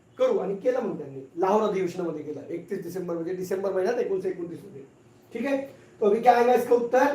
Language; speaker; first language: Marathi; non-native, local second language; Hindi